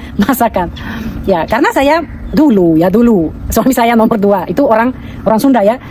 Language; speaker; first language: Indonesian; non-native, fluent; Russian